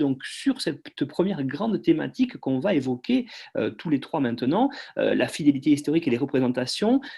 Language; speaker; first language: French; native; French